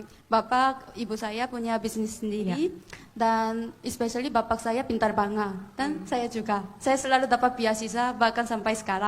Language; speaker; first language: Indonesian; non-native, fluent; Korean